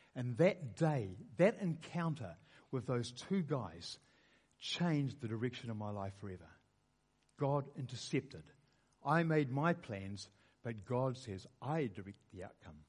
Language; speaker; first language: English; native; English